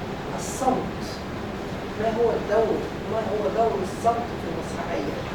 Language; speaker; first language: Arabic; native; Arabic